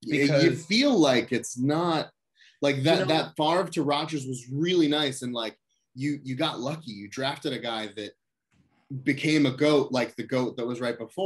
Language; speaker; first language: English; native; English